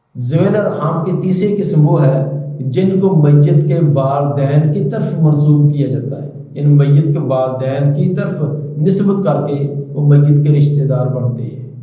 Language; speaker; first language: Urdu; non-native, local second language; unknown